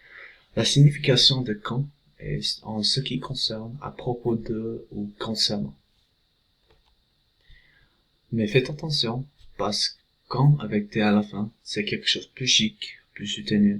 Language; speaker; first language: French; non-native, fluent; English